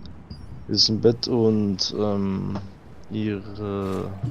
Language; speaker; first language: German; native; German